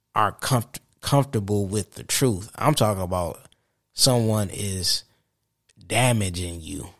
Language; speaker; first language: English; native; English